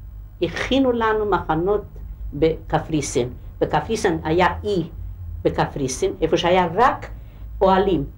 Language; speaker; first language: Hebrew; non-native, local second language; Hungarian